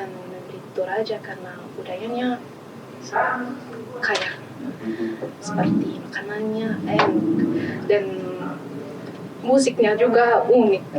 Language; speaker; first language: Indonesian; non-native, learner; Malagasy